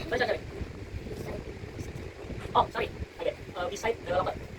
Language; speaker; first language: English; non-native, learner; Indonesian